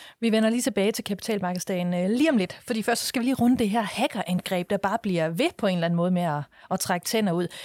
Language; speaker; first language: Danish; native; Danish